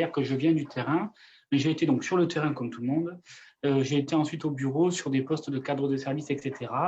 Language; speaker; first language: French; native; French